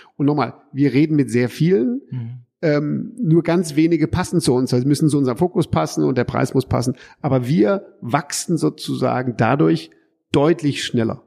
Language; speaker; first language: German; early bilingual, heritage; German